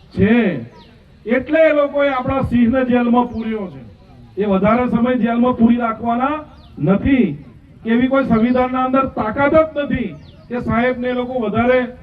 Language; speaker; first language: Gujarati; native; Gujarati